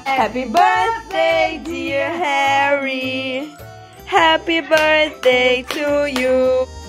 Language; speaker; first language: English; non-native, fluent; Portuguese